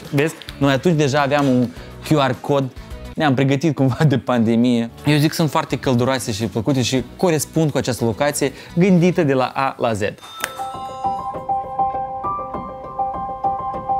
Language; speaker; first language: Romanian; native; Romanian